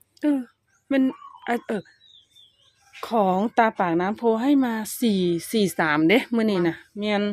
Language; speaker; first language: Thai; native; Thai